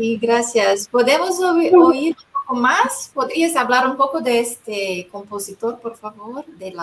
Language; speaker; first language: Spanish; non-native, fluent; Portuguese